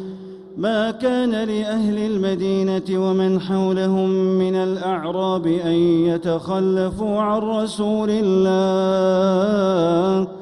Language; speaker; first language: Arabic; native; Arabic